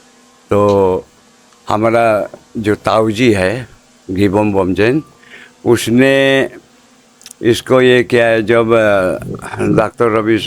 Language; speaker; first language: Hindi; non-native, local second language; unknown